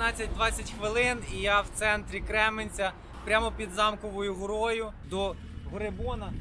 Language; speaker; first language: Ukrainian; native; Ukrainian